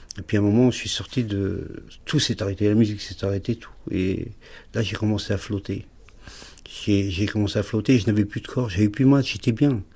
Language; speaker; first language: French; early bilingual, other home language; Arabic